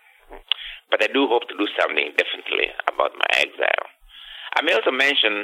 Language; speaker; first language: English; non-native, local second language; Kikuyu